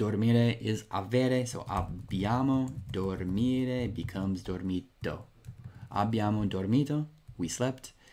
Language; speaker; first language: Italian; non-native, fluent; English